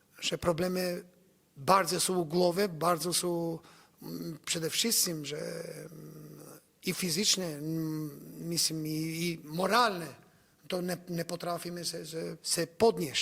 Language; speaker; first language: Polish; non-native, learner; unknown